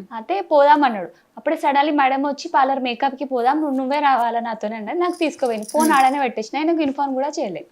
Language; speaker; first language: Telugu; non-native, local second language; Urdu